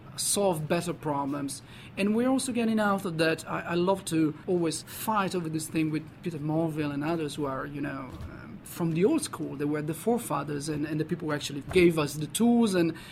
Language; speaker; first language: English; non-native, fluent; Italian